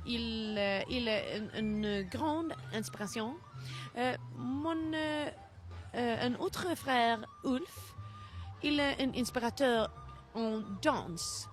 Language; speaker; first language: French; non-native, learner; Swedish